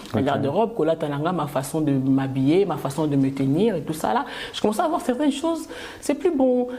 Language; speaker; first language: French; non-native, local second language; Lingala